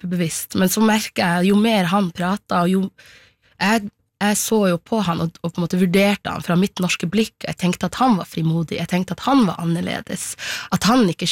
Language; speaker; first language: Norwegian; non-native, local second language; Somali